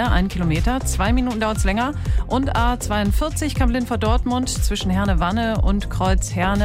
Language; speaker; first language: German; native; German